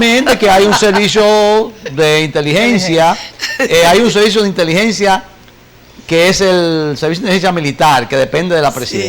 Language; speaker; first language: Spanish; native; Spanish